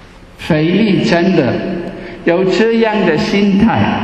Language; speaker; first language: Chinese; non-native, fluent; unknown